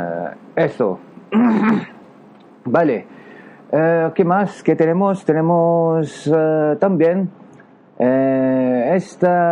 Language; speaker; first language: Spanish; non-native, learner; Japanese